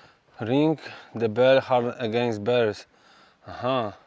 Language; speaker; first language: English; non-native, fluent; Polish